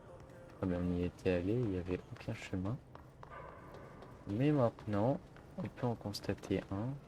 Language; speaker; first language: French; native; French